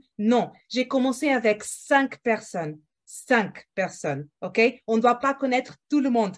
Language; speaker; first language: French; non-native, fluent; Portuguese